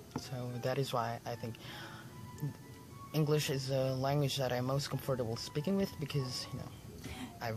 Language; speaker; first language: English; non-native, local second language; Filipino